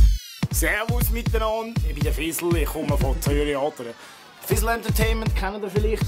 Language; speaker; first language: German; native; German